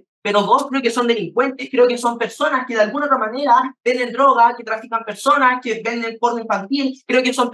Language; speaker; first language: Spanish; native; Spanish